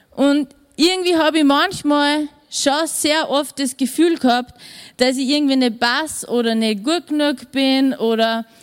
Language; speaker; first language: German; native; German